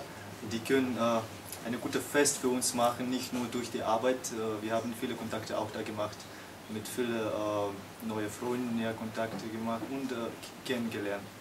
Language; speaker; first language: German; non-native, learner; Russian